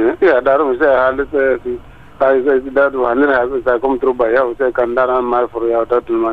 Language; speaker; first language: Dutch; non-native, learner; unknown